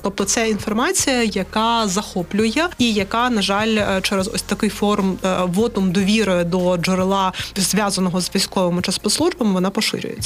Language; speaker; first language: Ukrainian; native; Ukrainian